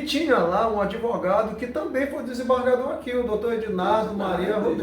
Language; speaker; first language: Portuguese; native; Portuguese